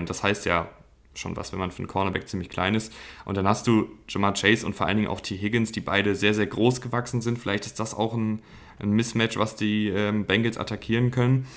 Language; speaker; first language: German; native; German